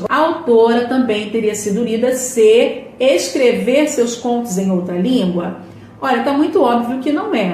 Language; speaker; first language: Portuguese; native; Portuguese